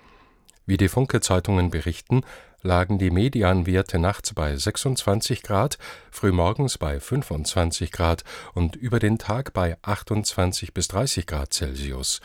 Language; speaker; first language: German; native; German